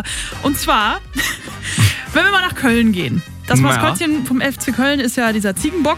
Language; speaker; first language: German; native; German